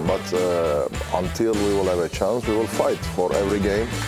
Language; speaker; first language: English; non-native, learner; Turkish